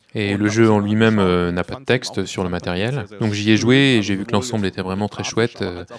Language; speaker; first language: French; non-native, fluent; German